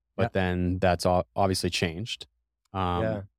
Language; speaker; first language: English; native; English